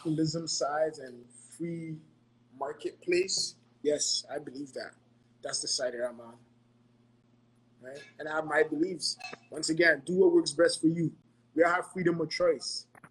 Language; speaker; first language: English; non-native, local second language; Akan